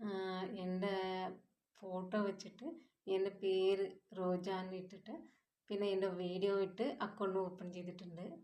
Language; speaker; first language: Malayalam; non-native, local second language; Tamil